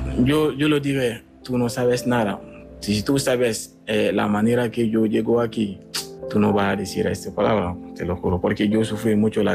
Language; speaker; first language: Spanish; non-native, learner; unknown